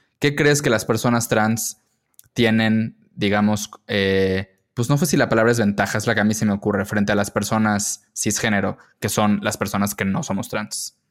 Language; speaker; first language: Spanish; native; Spanish